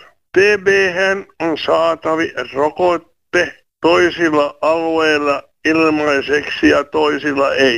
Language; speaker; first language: Finnish; native; Finnish